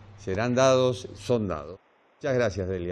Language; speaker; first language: Spanish; native; Spanish